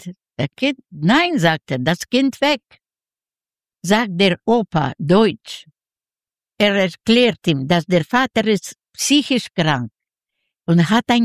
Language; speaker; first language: German; non-native, learner; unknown